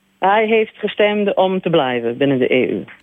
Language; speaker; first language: Dutch; non-native, learner; English